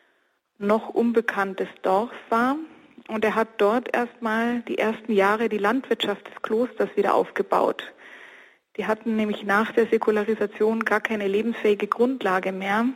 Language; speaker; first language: German; native; German